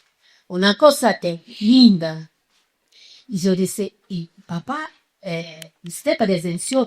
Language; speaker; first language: Spanish; non-native, fluent; Portuguese